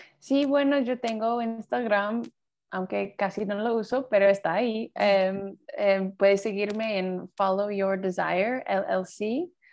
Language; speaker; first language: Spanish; non-native, fluent; English